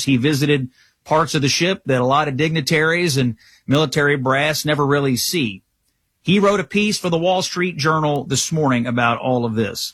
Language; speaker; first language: English; native; English